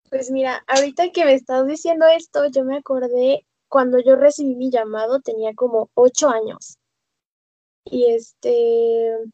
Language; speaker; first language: Spanish; native; Spanish